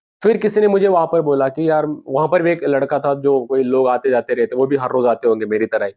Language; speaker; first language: Hindi; non-native, local second language; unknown